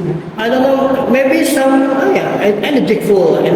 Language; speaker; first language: English; non-native, learner; Indonesian